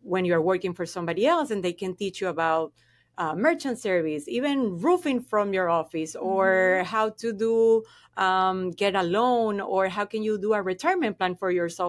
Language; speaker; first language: English; non-native, fluent; Spanish